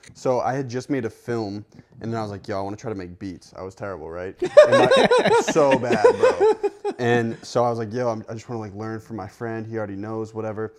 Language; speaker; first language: English; native; English